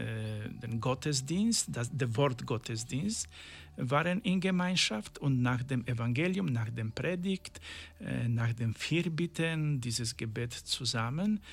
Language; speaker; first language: German; non-native, learner; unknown